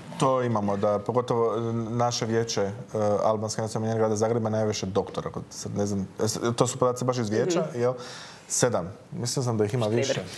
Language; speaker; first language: Croatian; early bilingual, other home language; Albanian